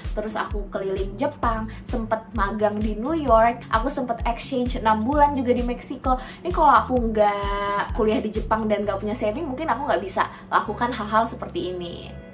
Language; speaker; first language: Indonesian; native; Indonesian